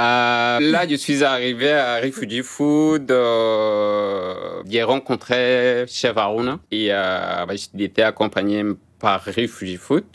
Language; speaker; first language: French; non-native, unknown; Arabic